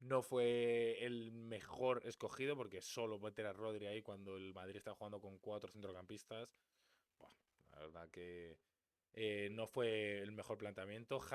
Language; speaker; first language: Spanish; native; Spanish